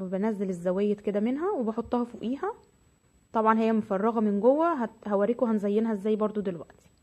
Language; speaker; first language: Arabic; native; Arabic